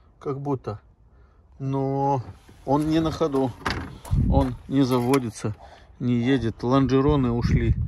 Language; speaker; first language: Russian; native; Russian